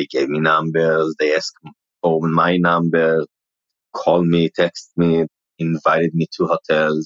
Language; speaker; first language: English; non-native, fluent; Hebrew